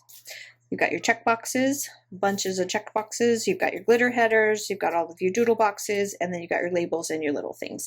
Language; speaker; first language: English; native; English